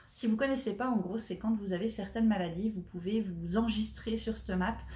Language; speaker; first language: French; native; French